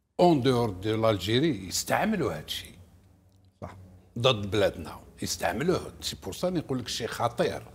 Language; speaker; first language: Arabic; native; Arabic